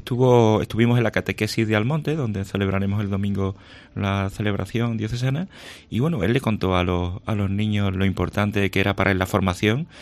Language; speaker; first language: Spanish; native; Spanish